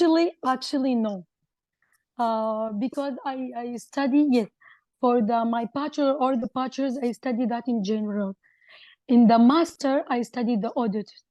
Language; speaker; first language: English; non-native, learner; Arabic